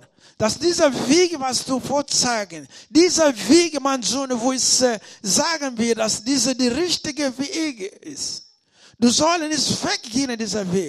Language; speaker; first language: German; non-native, learner; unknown